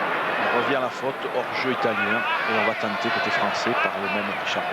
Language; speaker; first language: French; native; French